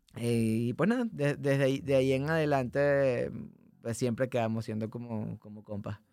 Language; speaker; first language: Spanish; native; Spanish